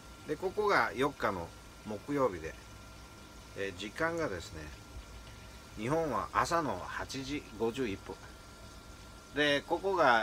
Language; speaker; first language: Japanese; native; Japanese